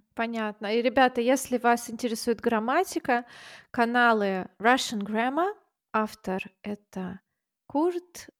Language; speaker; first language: Russian; native; Russian